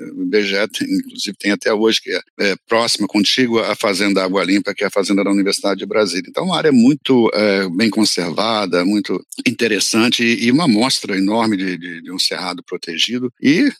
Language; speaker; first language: Portuguese; native; Portuguese